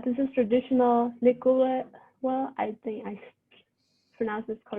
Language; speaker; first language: English; non-native, fluent; Burmese